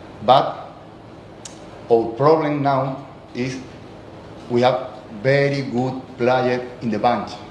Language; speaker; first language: English; non-native, learner; Spanish